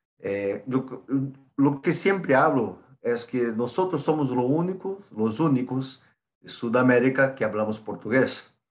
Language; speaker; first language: Spanish; non-native, fluent; Portuguese